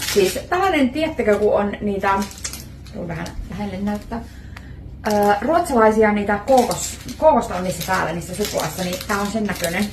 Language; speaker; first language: Finnish; native; Finnish